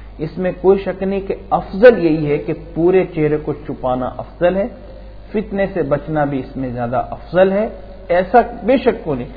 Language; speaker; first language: Urdu; non-native, local second language; Punjabi